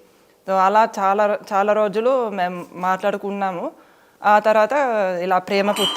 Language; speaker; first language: Telugu; non-native, fluent; Finnish